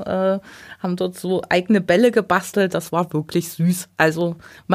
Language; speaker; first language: German; native; German